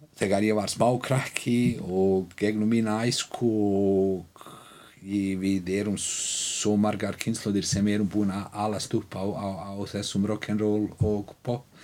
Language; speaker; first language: Icelandic; non-native, fluent; Bosnian